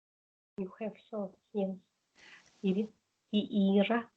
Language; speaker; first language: English; non-native, learner; Russian